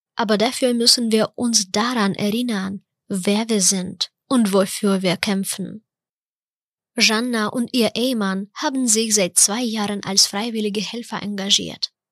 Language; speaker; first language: German; non-native, fluent; Ukrainian